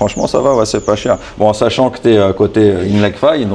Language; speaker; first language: French; native; French